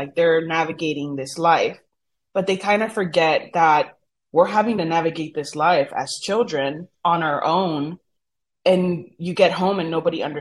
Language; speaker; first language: English; early bilingual, other home language; Spanish